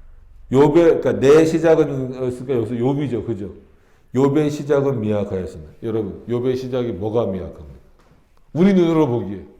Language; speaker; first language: Korean; native; Korean